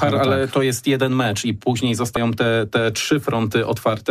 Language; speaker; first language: Polish; native; Polish